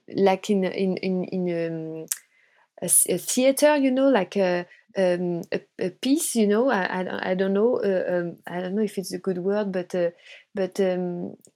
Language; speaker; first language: English; non-native, fluent; French